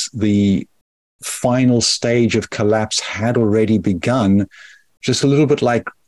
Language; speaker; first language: English; native; English